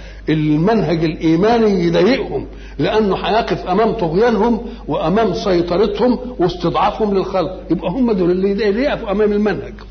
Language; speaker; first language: Arabic; native; Arabic